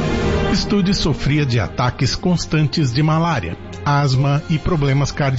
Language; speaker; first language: Portuguese; native; Portuguese